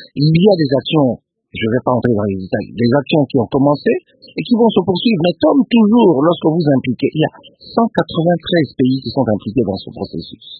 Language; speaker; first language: French; non-native, local second language; Lingala